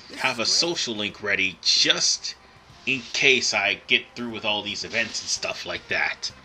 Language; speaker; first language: English; native; English